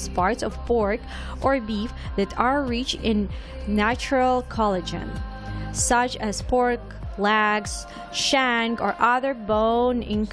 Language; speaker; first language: English; non-native, fluent; Ukrainian